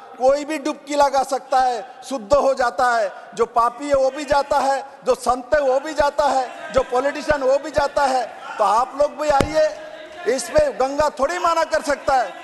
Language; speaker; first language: Hindi; non-native, local second language; Bangla